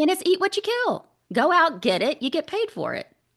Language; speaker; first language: English; native; English